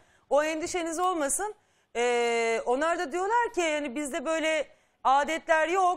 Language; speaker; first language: Turkish; native; Turkish